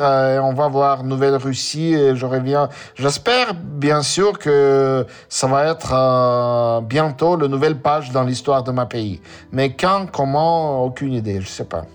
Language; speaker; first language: French; non-native, learner; Russian